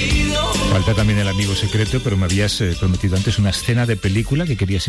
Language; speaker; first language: Spanish; native; Spanish